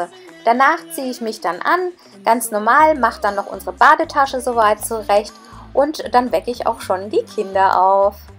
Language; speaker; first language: German; native; German